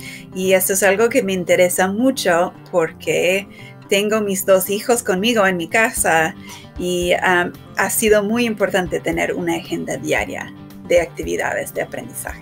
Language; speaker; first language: Spanish; non-native, fluent; English